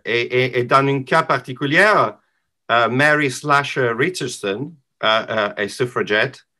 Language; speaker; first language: French; non-native, learner; English